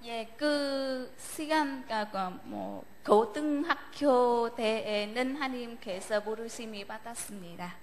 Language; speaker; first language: Korean; non-native, learner; Vietnamese